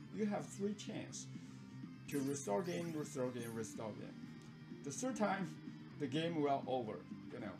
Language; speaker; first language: English; non-native, learner; Japanese